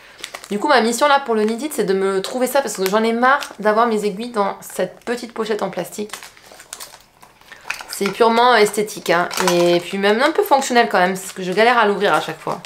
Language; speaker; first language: French; native; French